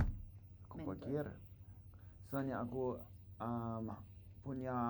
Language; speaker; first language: Indonesian; non-native, learner; English